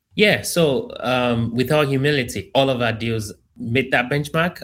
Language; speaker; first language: English; non-native, local second language; Yoruba